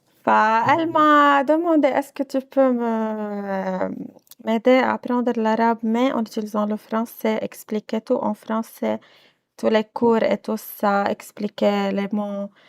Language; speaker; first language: French; non-native, local second language; Arabic